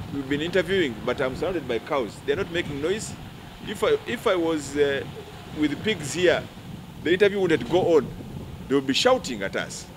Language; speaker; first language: English; non-native, local second language; Ganda